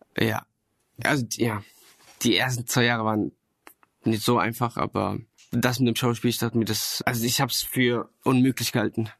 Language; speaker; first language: German; non-native, fluent; Arabic